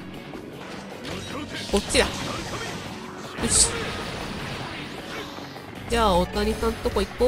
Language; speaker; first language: Japanese; native; Japanese